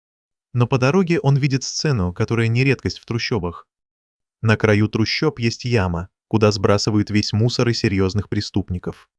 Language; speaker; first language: Russian; native; Russian